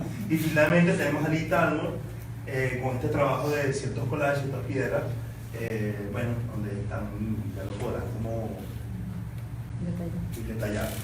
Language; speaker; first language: Spanish; native; Spanish